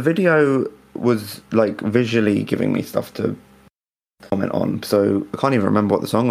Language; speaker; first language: English; native; English